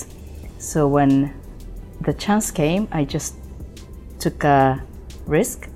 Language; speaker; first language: English; non-native, fluent; Japanese